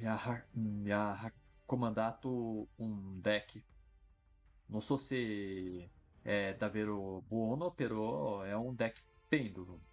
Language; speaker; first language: Italian; non-native, fluent; Portuguese